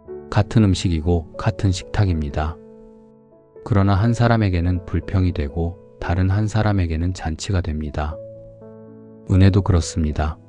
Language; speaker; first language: Korean; native; Korean